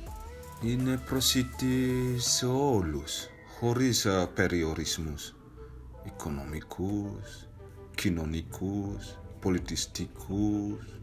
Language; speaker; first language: Greek; non-native, fluent; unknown